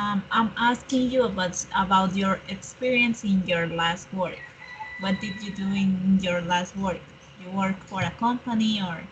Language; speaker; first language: English; non-native, learner; Spanish